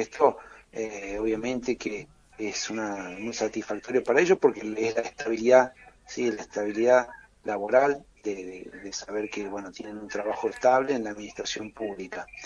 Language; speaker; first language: Spanish; native; Spanish